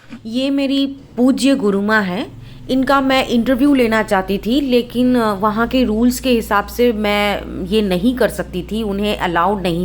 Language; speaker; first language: Hindi; native; Hindi